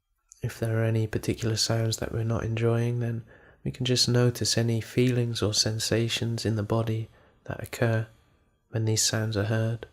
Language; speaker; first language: English; native; English